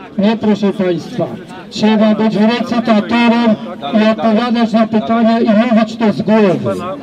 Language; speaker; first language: Polish; native; Polish